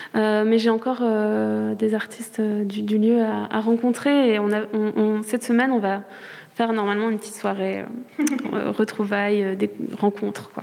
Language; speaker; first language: French; native; French